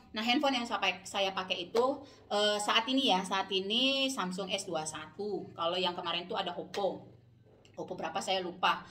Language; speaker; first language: Indonesian; native; Indonesian